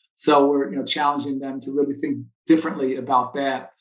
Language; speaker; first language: English; native; English